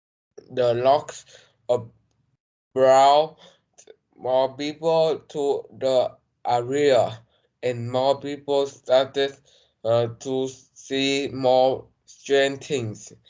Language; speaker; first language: English; non-native, learner; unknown